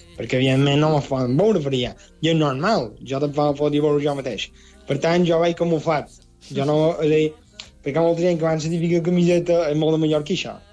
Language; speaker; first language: Catalan; native; Catalan